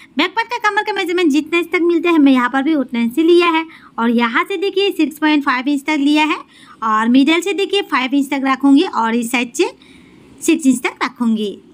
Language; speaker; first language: Hindi; native; Hindi